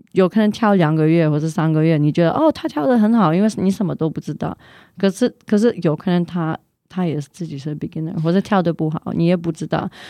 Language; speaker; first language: Chinese; non-native, fluent; English